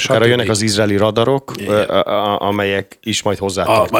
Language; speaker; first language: Hungarian; native; Hungarian